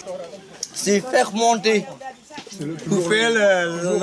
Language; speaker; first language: French; non-native, learner; Burmese